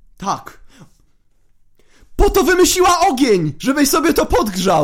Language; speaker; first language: Polish; native; Polish